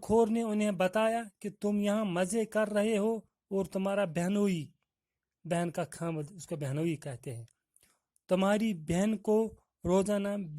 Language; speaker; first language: Hindi; non-native, local second language; Kashmiri